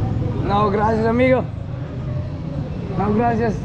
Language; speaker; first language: Spanish; non-native, learner; Filipino